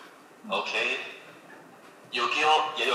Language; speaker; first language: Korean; non-native, learner; Chinese